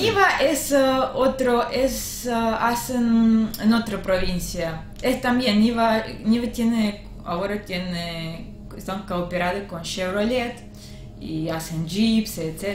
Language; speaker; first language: Spanish; non-native, learner; Russian